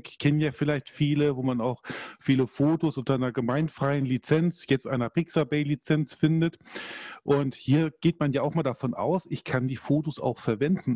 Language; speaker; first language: German; native; German